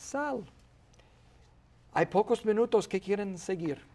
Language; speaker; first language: Spanish; non-native, fluent; English